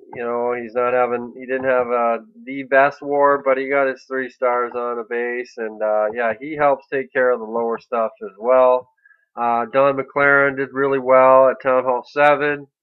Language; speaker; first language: English; native; English